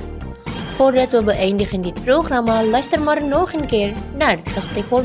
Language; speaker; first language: Dutch; non-native, learner; Indonesian